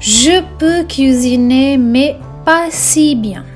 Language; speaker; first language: French; non-native, fluent; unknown